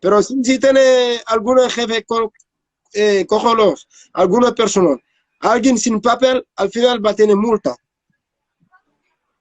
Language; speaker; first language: Spanish; non-native, learner; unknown